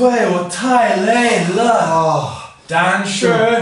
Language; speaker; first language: Chinese; non-native, learner; English